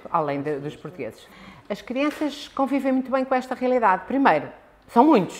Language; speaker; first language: Portuguese; native; Portuguese